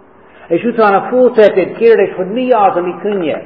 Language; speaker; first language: Hungarian; non-native, fluent; English